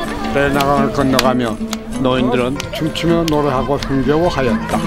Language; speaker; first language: Korean; native; Korean